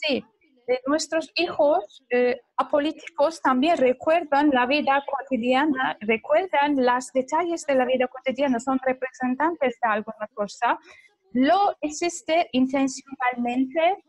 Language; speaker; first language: Spanish; non-native, fluent; Turkish